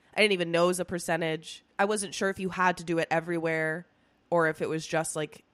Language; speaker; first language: English; early bilingual, other home language; Spanish